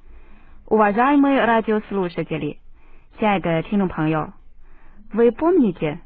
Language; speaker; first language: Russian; non-native, fluent; Chinese